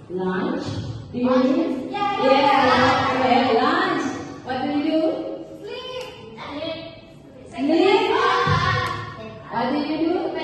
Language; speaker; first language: English; non-native, learner; Indonesian